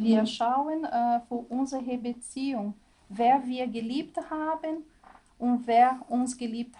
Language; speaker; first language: German; non-native, learner; Portuguese